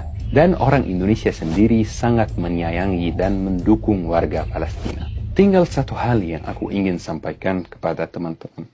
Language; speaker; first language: Indonesian; non-native, fluent; Arabic